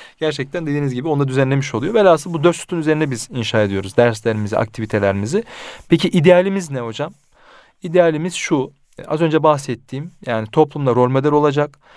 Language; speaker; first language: Turkish; early bilingual, heritage; Turkish